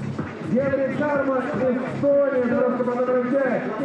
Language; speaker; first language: Russian; native; Russian